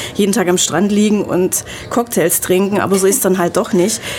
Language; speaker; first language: German; native; German